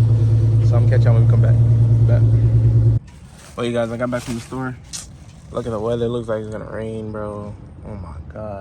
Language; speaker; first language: English; native; English